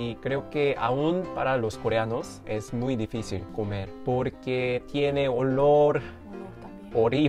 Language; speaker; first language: Spanish; non-native, fluent; Korean